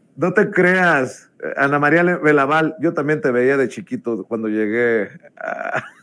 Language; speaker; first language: Spanish; early bilingual, other home language; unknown